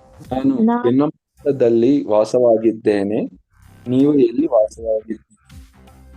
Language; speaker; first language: Kannada; non-native, learner; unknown